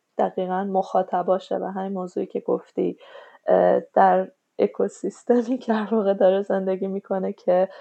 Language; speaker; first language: Persian; native; Persian